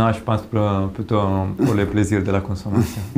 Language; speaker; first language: French; non-native, fluent; Italian